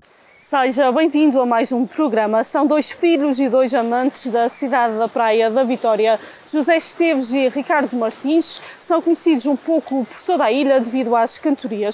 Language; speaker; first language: Portuguese; native; Portuguese